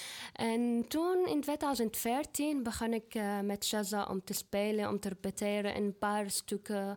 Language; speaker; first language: Dutch; non-native, fluent; Arabic